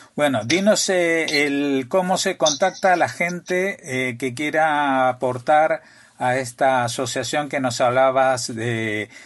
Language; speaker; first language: Spanish; native; Spanish